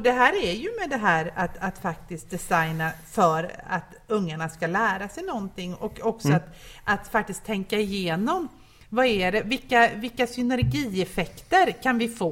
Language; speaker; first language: Swedish; native; Swedish